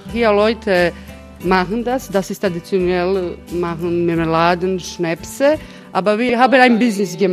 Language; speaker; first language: German; non-native, learner; Croatian